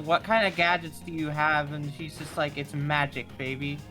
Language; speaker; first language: English; native; English